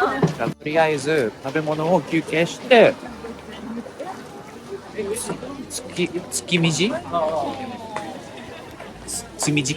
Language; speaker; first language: Japanese; non-native, fluent; English